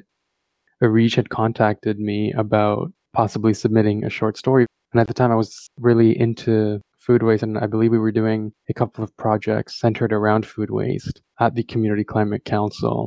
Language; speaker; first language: English; early bilingual, other home language; Tamil